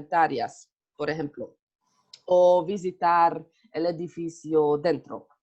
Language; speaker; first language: Spanish; non-native, learner; Hungarian